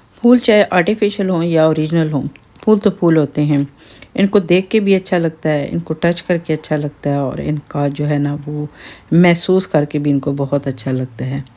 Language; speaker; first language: Urdu; non-native, local second language; Pahari-Potwari